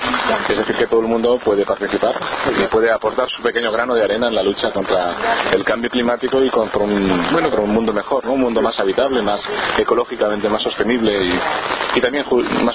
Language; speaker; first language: Spanish; native; Spanish